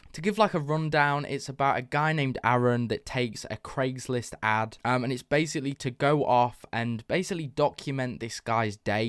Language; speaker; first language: English; native; English